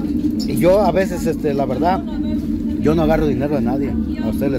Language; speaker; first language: Spanish; native; Spanish